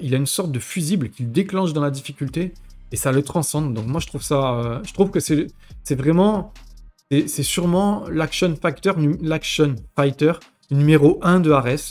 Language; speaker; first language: French; native; French